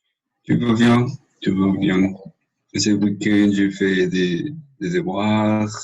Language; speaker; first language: French; non-native, learner; Spanish